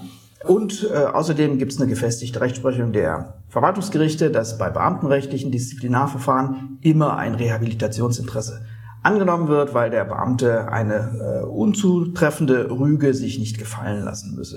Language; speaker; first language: German; native; German